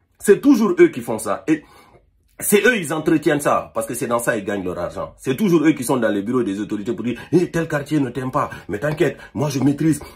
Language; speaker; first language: French; non-native, local second language; Fula